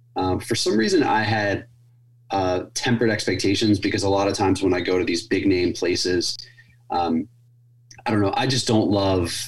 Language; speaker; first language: English; native; English